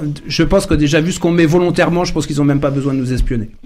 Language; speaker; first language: French; native; French